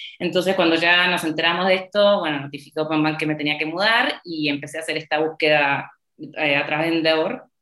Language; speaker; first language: Spanish; native; Spanish